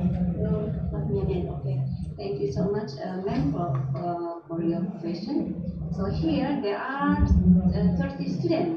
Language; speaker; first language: English; non-native, learner; Indonesian